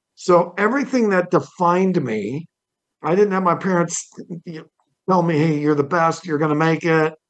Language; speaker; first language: English; native; English